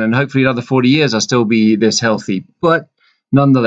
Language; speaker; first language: English; native; English